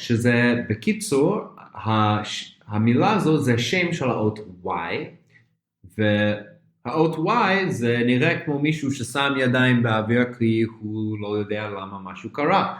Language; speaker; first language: Hebrew; non-native, fluent; English